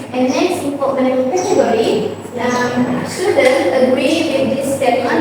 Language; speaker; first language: English; non-native, learner; Indonesian